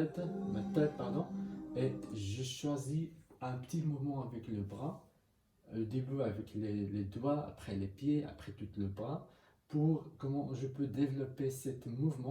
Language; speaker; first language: French; non-native, learner; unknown